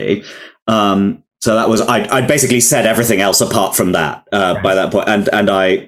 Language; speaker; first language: English; native; English